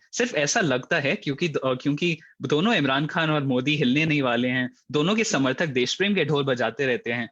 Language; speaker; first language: Hindi; native; Hindi